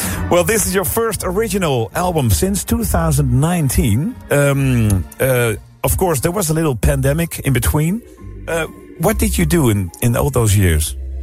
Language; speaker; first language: English; non-native, fluent; Dutch